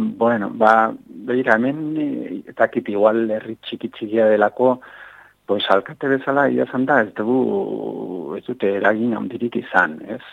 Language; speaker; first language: Basque; non-native, local second language; Spanish